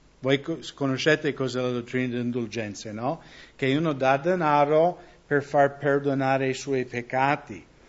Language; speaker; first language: Italian; non-native, fluent; English